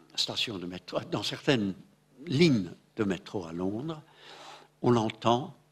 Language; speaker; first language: French; non-native, fluent; English